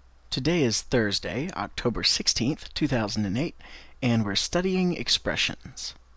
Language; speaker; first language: English; native; English